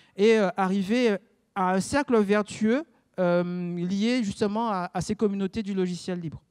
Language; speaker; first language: French; native; French